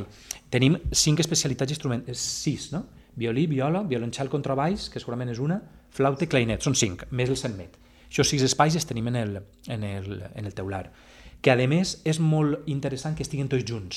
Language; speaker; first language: Catalan; native; Catalan